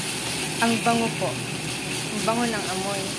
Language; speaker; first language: Filipino; native; Filipino